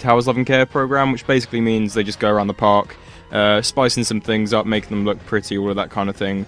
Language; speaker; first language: English; native; English